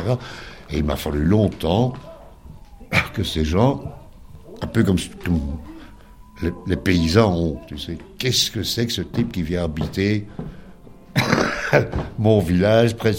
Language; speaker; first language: French; native; French